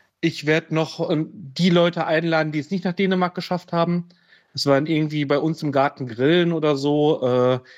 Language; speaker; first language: German; native; German